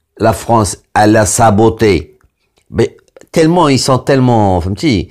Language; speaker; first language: French; non-native, local second language; Arabic